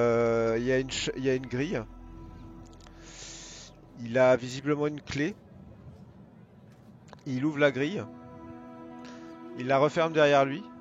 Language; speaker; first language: French; native; French